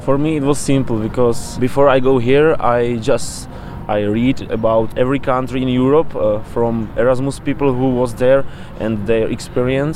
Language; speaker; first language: English; non-native, learner; Czech